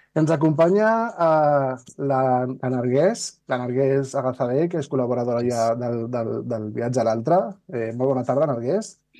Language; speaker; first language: Catalan; native; Catalan